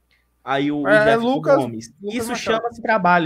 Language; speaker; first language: Portuguese; native; Portuguese